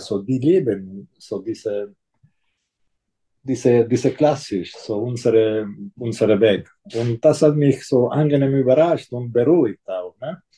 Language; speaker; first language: German; non-native, fluent; Italian